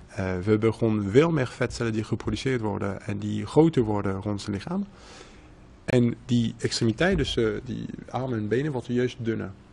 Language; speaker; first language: Dutch; non-native, fluent; French